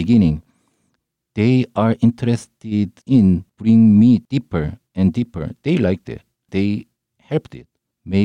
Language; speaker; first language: English; non-native, learner; Korean